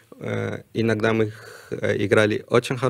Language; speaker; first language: Russian; non-native, learner; Spanish